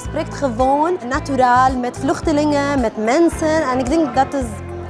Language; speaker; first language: Dutch; non-native, fluent; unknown